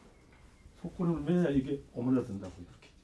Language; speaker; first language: Korean; native; Korean